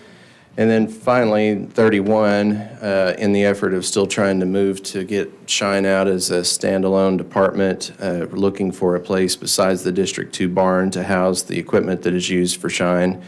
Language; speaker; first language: English; native; English